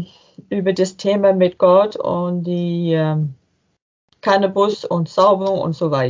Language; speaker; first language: German; non-native, learner; English